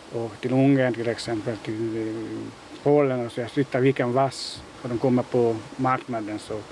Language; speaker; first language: Swedish; non-native, learner; Hungarian